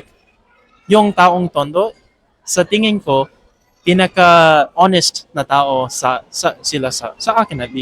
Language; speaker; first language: Filipino; non-native, fluent; English